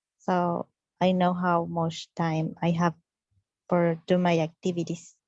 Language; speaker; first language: English; non-native, learner; Spanish